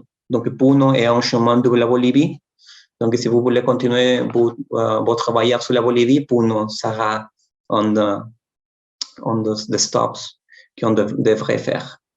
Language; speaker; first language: French; non-native, fluent; Spanish